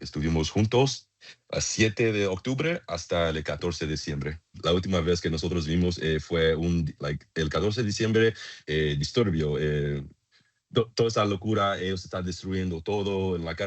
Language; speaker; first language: Spanish; non-native, learner; English